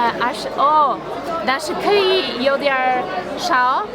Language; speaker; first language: Chinese; non-native, learner; Polish